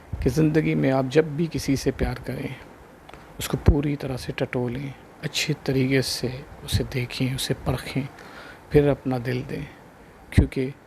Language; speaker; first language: Urdu; non-native, local second language; Sindhi